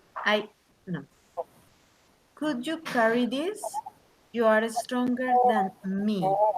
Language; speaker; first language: English; non-native, learner; Spanish